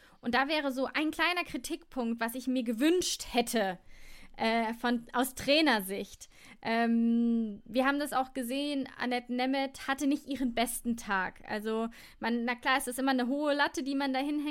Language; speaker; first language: German; native; German